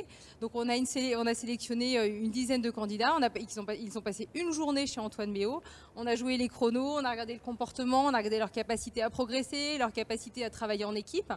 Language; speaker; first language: French; native; French